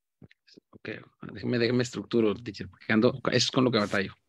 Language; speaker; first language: Spanish; native; Spanish